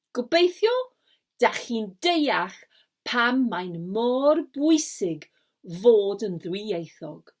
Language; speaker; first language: Welsh; non-native, fluent; English